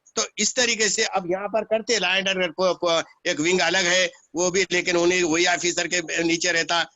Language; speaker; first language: Hindi; non-native, local second language; Telugu